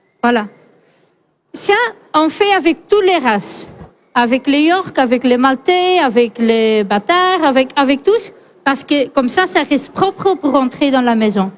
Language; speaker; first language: French; non-native, fluent; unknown